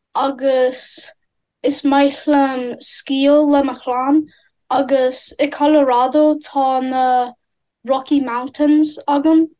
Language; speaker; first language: Irish; non-native, learner; English